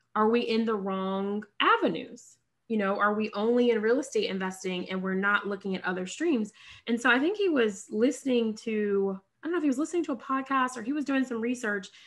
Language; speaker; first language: English; native; English